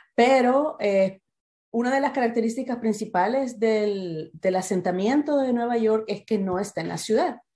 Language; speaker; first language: Spanish; native; Spanish